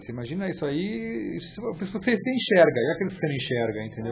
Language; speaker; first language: Portuguese; native; Portuguese